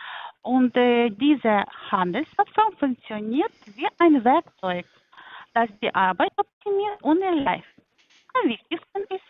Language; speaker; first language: German; non-native, learner; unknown